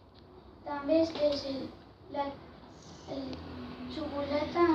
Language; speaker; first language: Catalan; non-native, learner; Spanish